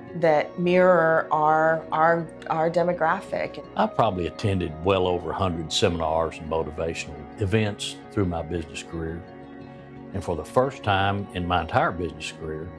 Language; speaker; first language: English; native; English